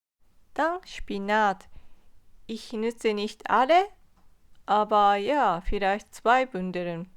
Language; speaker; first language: German; non-native, fluent; Japanese